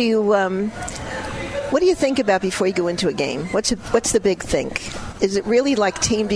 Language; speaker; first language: English; native; English